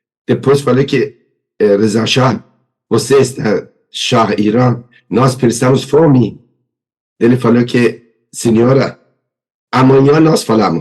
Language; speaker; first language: Portuguese; non-native, learner; Persian